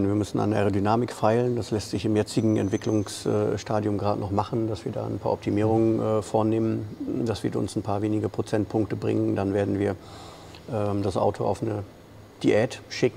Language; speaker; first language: German; native; German